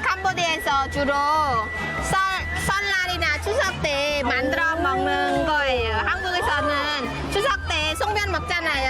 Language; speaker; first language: Korean; non-native, fluent; Khmer